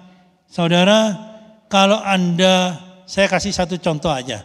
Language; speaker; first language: Indonesian; native; Indonesian